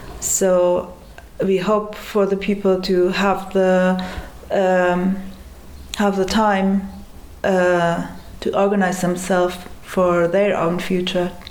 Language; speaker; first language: English; non-native, fluent; Persian